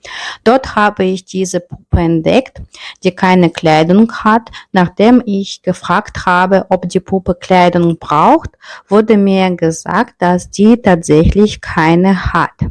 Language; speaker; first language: German; non-native, fluent; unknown